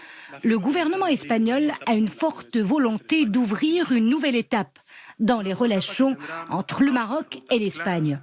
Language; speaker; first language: French; non-native, local second language; Arabic